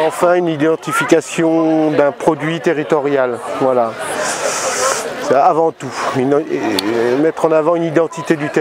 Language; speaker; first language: French; native; French